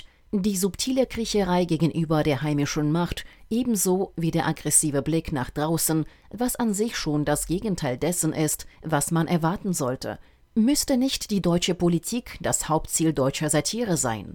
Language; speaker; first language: German; native; German